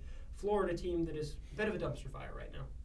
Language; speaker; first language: English; native; English